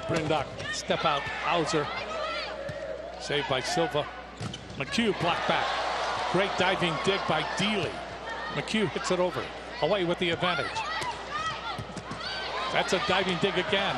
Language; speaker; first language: English; native; English